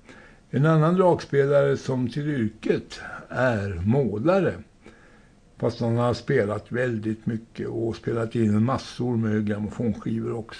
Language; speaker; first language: Swedish; native; Swedish